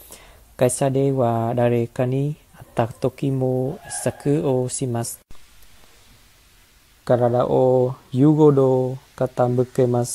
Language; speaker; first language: Japanese; non-native, learner; Vietnamese